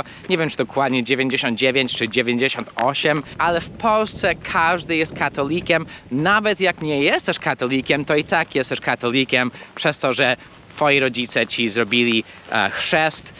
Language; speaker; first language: Polish; non-native, fluent; English